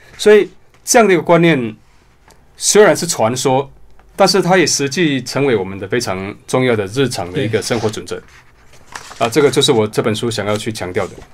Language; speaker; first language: Chinese; non-native, local second language; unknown